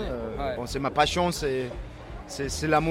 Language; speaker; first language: French; non-native, learner; Danish